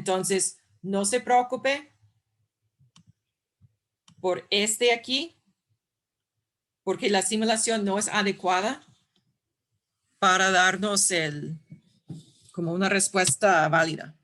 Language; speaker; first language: Spanish; non-native, fluent; English